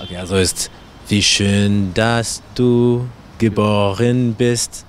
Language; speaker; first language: German; non-native, learner; English